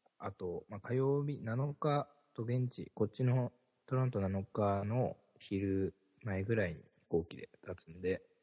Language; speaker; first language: Japanese; native; Japanese